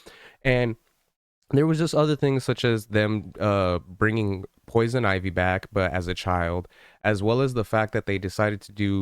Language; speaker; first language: English; native; English